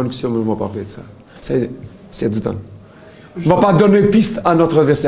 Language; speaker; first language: French; non-native, learner; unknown